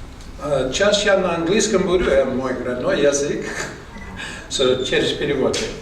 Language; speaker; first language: Russian; non-native, learner; English